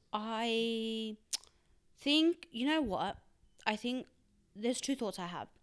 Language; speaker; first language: English; early bilingual, other home language; Urdu